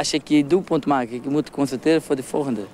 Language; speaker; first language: Dutch; non-native, learner; Portuguese